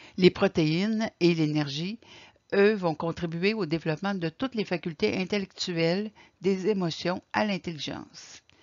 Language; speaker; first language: French; native; French